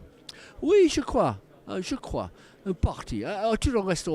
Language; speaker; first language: French; non-native, fluent; English